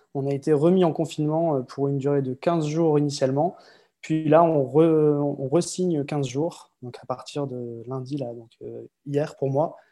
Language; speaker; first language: French; native; French